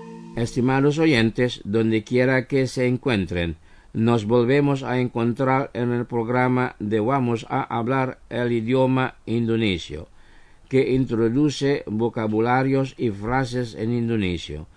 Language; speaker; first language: Spanish; non-native, fluent; Indonesian